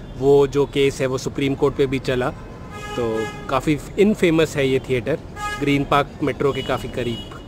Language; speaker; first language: Hindi; native; Hindi